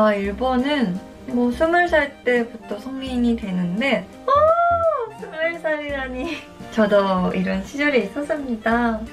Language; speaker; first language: Korean; non-native, fluent; Japanese